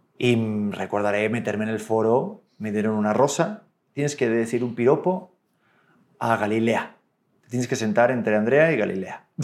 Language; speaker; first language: Spanish; native; Spanish